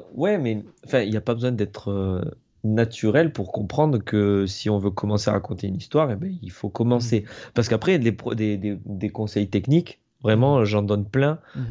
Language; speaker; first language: French; native; French